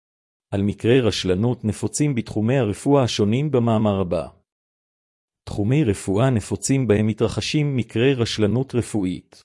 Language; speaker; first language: Hebrew; native; Hebrew